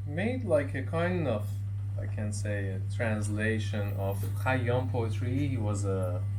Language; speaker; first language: English; non-native, fluent; Persian